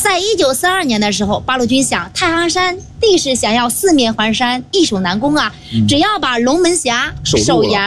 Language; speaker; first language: Chinese; native; Chinese